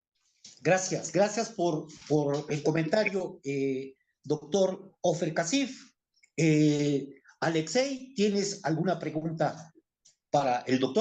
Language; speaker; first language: Spanish; native; Spanish